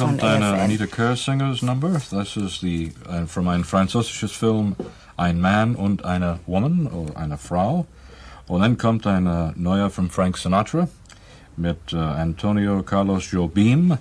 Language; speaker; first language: German; non-native, learner; English